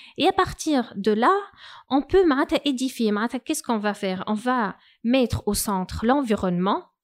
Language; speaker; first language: French; non-native, local second language; Arabic